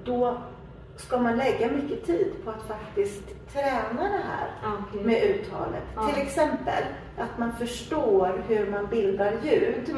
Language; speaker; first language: Swedish; native; Swedish